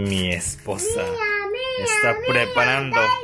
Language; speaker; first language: Spanish; non-native, learner; Japanese